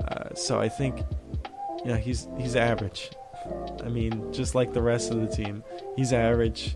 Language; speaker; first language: English; native; English